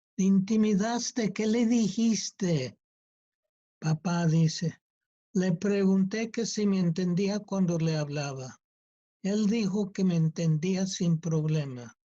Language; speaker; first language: Spanish; early bilingual, other home language; English